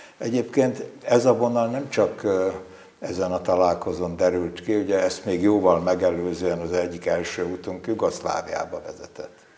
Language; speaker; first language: Hungarian; native; Hungarian